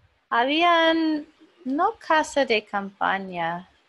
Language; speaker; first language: Spanish; non-native, fluent; English